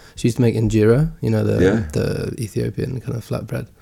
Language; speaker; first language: English; early bilingual, other home language; Gujarati